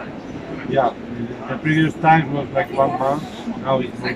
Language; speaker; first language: English; non-native, fluent; Spanish